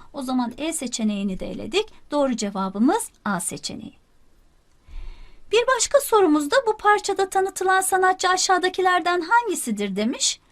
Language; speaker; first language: Turkish; native; Turkish